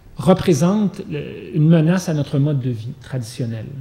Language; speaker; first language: French; native; French